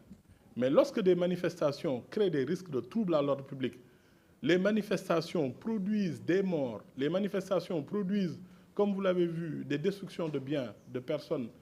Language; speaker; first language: French; non-native, local second language; Wolof